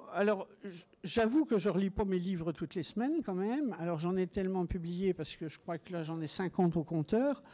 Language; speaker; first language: French; native; French